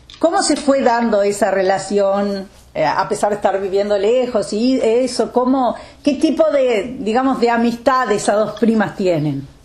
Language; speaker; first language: Spanish; native; Spanish